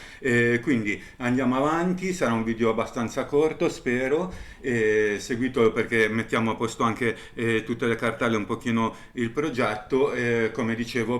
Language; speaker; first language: Italian; native; Italian